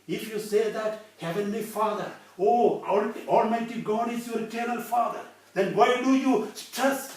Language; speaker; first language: English; non-native, local second language; Malayalam